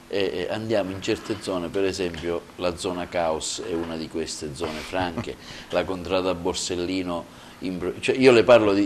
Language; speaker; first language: Italian; native; Italian